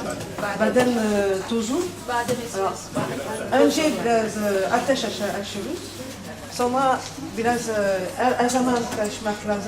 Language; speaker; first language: Turkish; non-native, learner; French